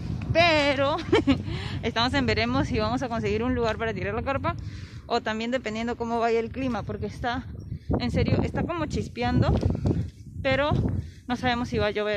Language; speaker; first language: Spanish; native; Spanish